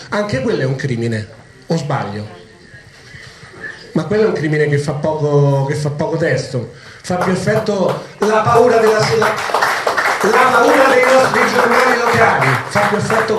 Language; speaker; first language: Italian; native; Italian